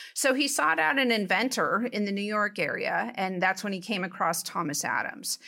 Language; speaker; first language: English; native; English